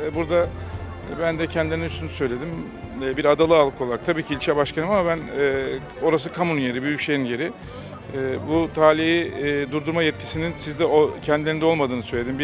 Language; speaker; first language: Turkish; native; Turkish